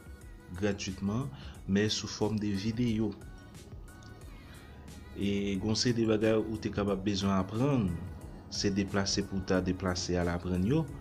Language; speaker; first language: French; non-native, learner; Haitian Creole